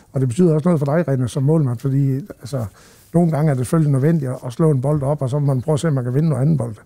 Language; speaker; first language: Danish; native; Danish